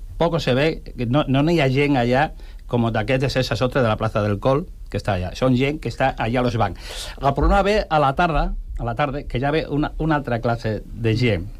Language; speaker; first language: Catalan; non-native, local second language; Spanish